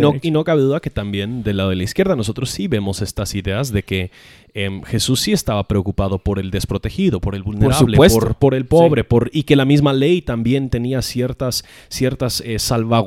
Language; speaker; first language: Spanish; non-native, fluent; English